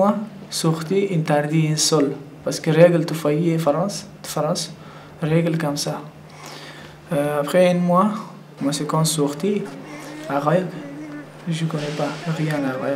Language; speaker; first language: French; non-native, learner; Persian